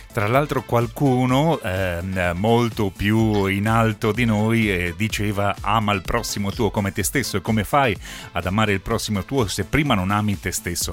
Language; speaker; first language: Italian; native; Italian